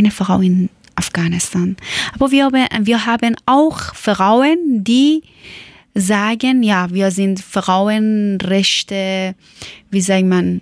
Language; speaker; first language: German; non-native, fluent; Persian